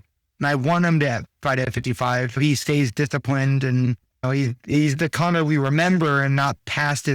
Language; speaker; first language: English; native; English